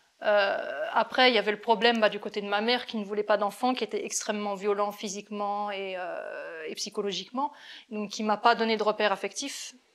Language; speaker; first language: French; native; French